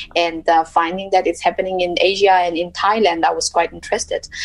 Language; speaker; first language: English; non-native, local second language; Mizo